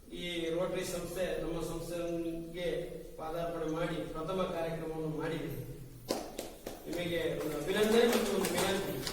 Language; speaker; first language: Kannada; non-native, local second language; Tulu